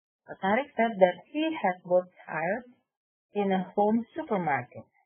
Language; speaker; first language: English; non-native, fluent; Indonesian